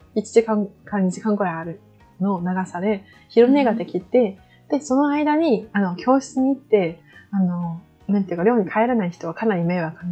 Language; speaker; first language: Japanese; non-native, fluent; Chinese